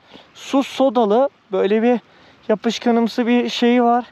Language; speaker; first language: Turkish; native; Turkish